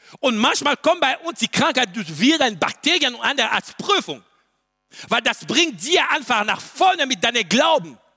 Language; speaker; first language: German; non-native, learner; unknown